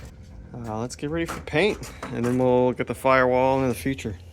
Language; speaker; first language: English; native; English